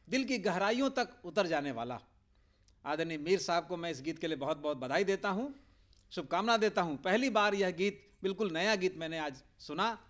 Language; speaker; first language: Hindi; native; Hindi